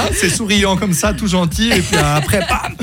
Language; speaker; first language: French; native; French